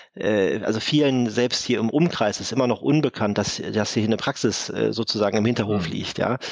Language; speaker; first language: German; native; German